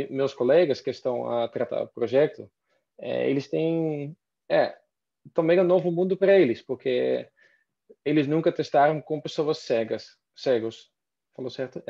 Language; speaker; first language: Portuguese; non-native, fluent; Dutch